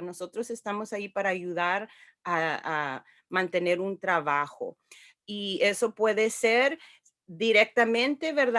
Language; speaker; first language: Spanish; early bilingual, heritage; Spanish